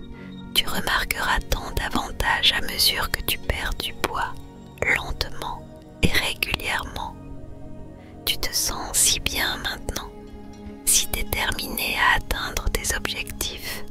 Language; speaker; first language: French; native; French